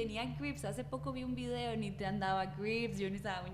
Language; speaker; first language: Spanish; native; Spanish